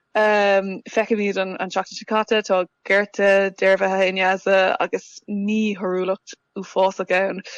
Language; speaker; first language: Irish; non-native, local second language; English